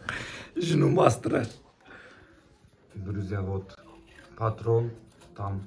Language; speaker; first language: Russian; non-native, learner; Turkish